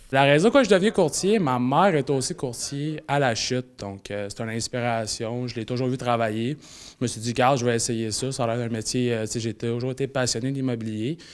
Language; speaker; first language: French; native; French